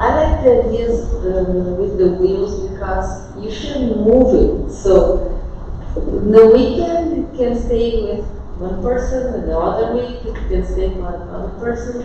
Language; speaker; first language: English; non-native, fluent; Portuguese